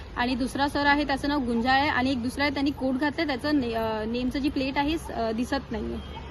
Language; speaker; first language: Marathi; native; Marathi